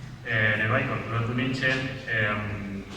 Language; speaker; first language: Basque; non-native, local second language; Spanish